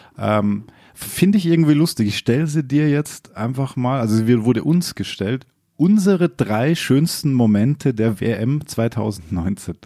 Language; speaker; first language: German; native; German